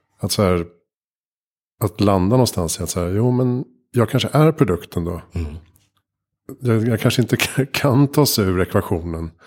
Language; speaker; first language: Swedish; native; Swedish